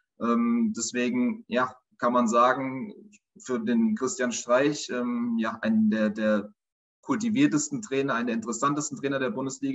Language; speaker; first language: German; native; German